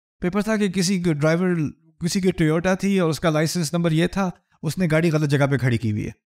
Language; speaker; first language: Urdu; native; Urdu